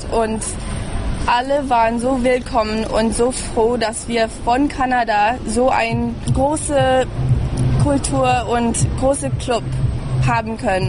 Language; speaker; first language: German; early bilingual, heritage; English